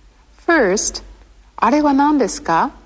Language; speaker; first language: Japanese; non-native, fluent; English